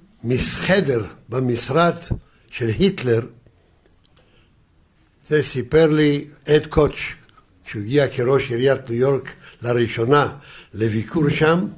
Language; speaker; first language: Hebrew; early bilingual, other home language; Yiddish